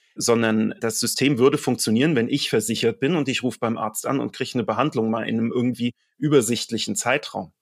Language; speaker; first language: German; native; German